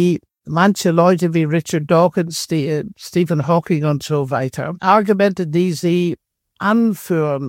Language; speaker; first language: German; non-native, fluent; English